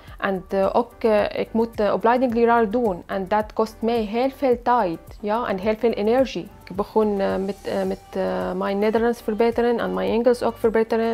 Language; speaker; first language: Dutch; non-native, learner; Arabic